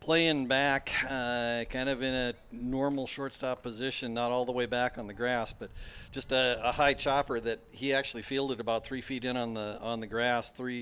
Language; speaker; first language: English; native; English